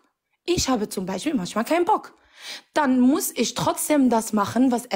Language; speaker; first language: German; non-native, fluent; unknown